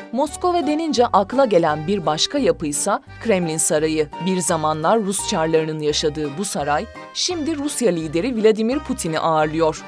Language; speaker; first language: Turkish; native; Turkish